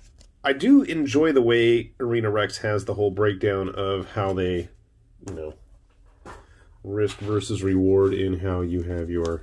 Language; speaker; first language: English; native; English